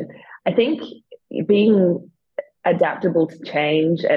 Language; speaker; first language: English; native; English